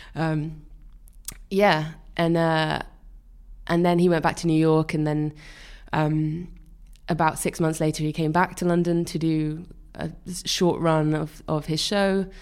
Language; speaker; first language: English; native; English